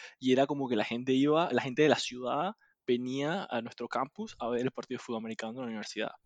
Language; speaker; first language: Spanish; native; Spanish